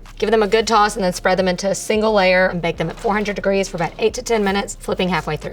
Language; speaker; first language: English; native; English